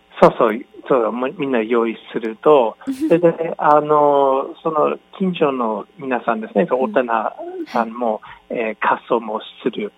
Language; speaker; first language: Japanese; non-native, fluent; English